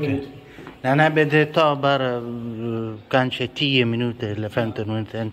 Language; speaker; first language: Swedish; non-native, fluent; Hindi